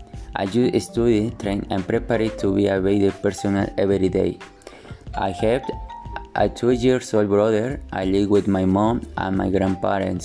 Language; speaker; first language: English; non-native, learner; Spanish